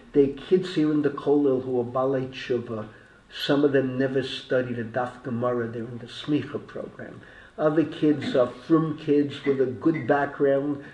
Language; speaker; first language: English; native; English